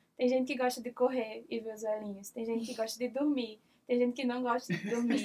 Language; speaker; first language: Portuguese; native; Portuguese